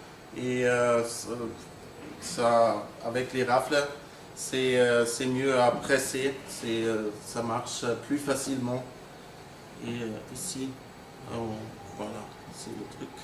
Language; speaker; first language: French; non-native, fluent; German